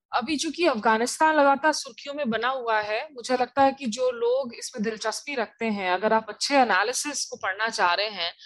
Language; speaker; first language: Hindi; native; Hindi